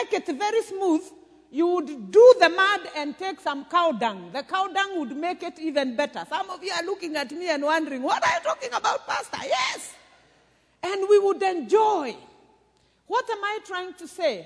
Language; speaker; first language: English; non-native, local second language; Kikuyu